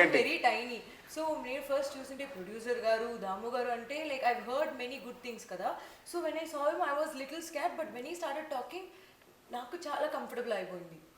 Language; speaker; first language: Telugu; non-native, learner; Tamil